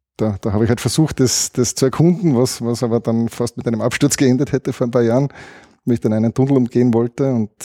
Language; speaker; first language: German; native; German